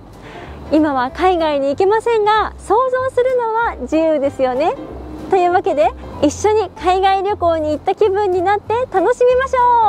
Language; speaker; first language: Japanese; native; Japanese